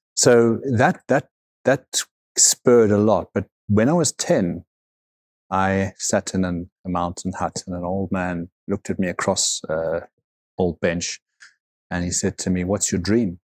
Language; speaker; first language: English; native; English